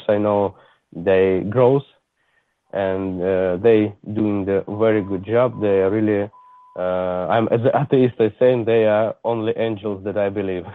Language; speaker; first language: English; non-native, learner; Ukrainian